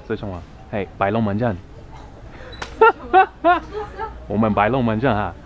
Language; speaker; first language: Chinese; non-native, fluent; English